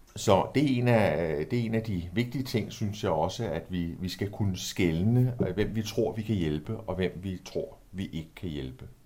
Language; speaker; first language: Danish; native; Danish